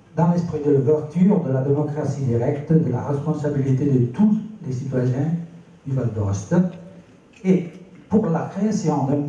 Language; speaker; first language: French; non-native, local second language; Italian